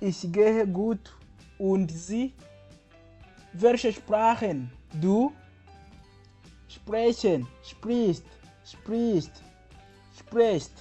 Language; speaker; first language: German; non-native, fluent; Kinyarwanda